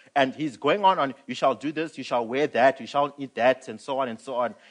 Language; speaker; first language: English; non-native, local second language; Shona